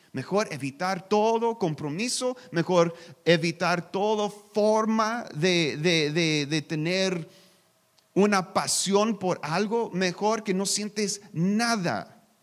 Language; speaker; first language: Spanish; non-native, learner; English